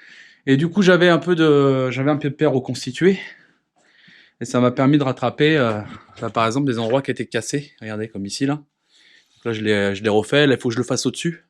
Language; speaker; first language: French; native; French